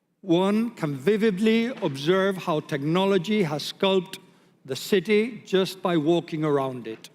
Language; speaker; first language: English; non-native, fluent; Spanish